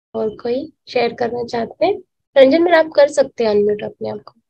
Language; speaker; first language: Hindi; non-native, local second language; Marathi